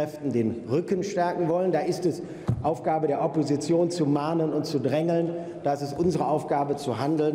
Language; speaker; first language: German; native; German